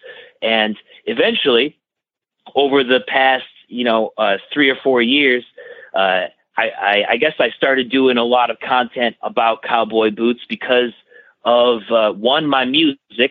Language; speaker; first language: English; native; English